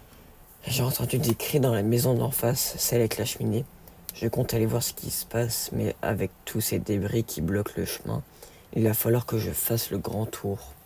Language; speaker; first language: French; native; French